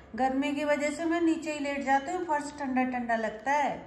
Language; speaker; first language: Hindi; native; Hindi